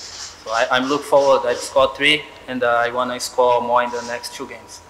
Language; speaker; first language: English; non-native, learner; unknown